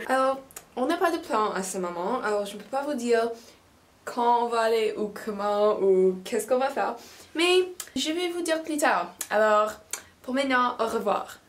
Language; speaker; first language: French; non-native, learner; English